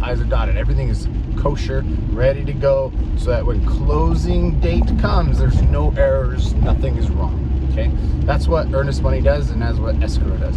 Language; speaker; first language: English; native; English